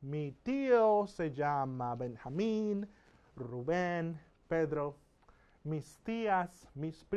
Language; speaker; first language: Spanish; non-native, fluent; English